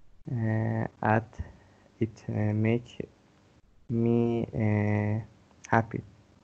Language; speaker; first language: English; non-native, learner; Persian